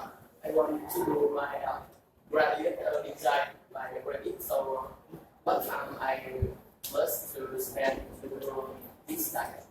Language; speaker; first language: English; non-native, learner; Vietnamese